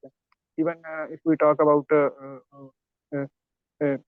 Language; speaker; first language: English; non-native, learner; Urdu